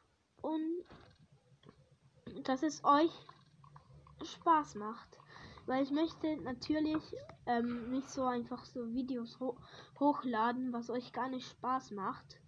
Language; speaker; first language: German; early bilingual, other home language; Hungarian